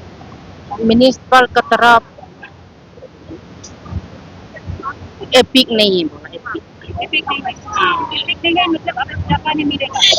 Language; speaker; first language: Hindi; non-native, local second language; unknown